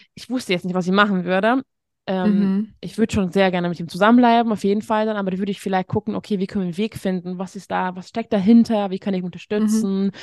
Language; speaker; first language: German; non-native, fluent; Hungarian